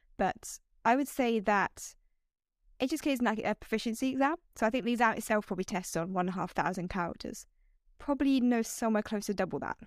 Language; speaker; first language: English; native; English